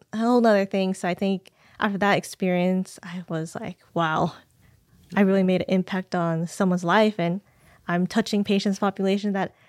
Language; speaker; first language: English; native; English